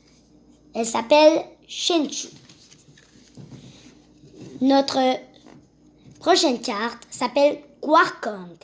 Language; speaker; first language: French; native; French